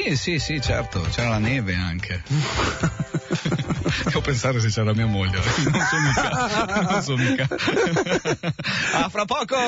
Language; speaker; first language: Italian; native; Italian